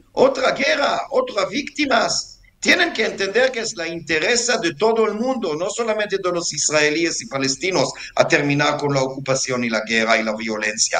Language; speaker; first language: Spanish; non-native, fluent; Hebrew